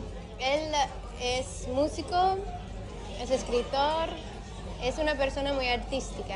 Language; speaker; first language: Spanish; early bilingual, heritage; Spanish